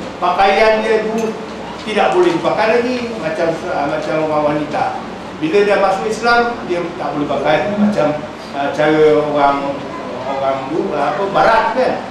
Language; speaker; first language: Malay; non-native, local second language; Chinese